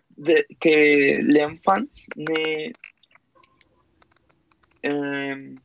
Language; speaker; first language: French; non-native, learner; Spanish